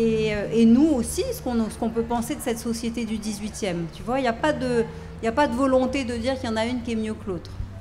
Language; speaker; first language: French; native; French